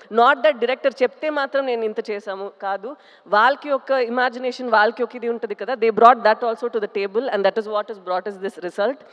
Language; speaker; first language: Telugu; non-native, fluent; Tamil